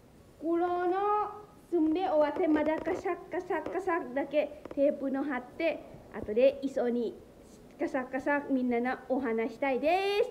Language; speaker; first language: Japanese; non-native, learner; Lao